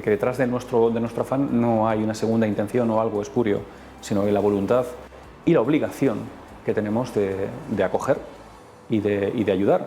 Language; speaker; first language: Spanish; native; Spanish